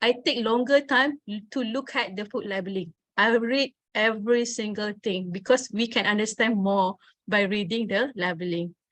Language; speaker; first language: English; non-native, local second language; Malay